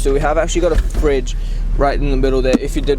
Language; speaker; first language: English; native; English